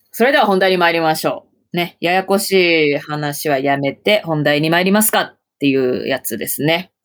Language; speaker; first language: Japanese; native; Japanese